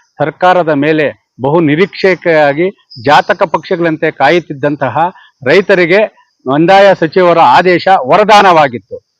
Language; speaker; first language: Kannada; native; Kannada